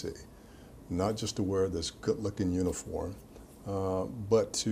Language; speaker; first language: English; native; English